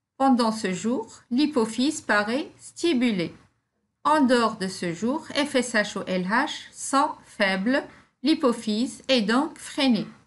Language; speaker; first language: French; non-native, local second language; Arabic